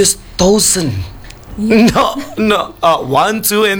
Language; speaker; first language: English; non-native, learner; Indonesian